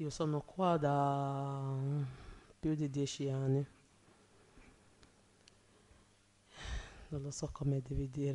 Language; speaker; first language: Italian; non-native, learner; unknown